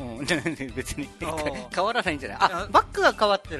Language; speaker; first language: Japanese; native; Japanese